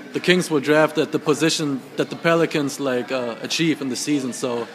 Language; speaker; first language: English; non-native, fluent; German